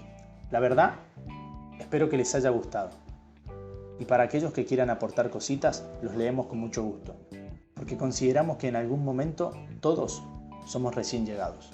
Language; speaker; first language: Spanish; native; Spanish